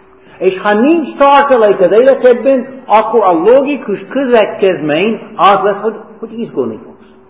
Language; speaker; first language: Hungarian; non-native, learner; English